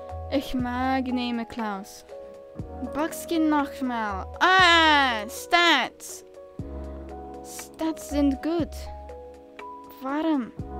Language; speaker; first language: German; non-native, learner; English